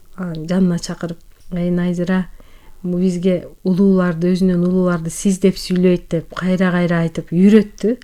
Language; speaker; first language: Kyrgyz; non-native, local second language; Turkish